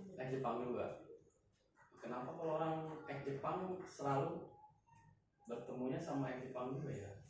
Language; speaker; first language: Indonesian; native; Indonesian